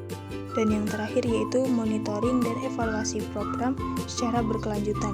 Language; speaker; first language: Indonesian; native; Indonesian